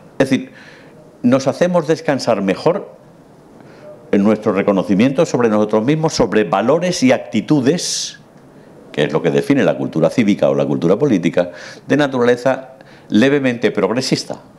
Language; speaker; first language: Spanish; native; Spanish